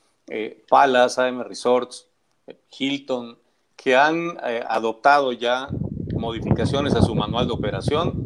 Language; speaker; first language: Spanish; native; Spanish